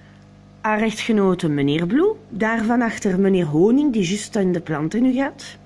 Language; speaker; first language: Dutch; non-native, local second language; French